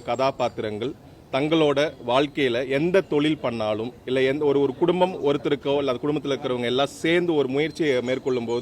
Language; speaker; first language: Tamil; native; Tamil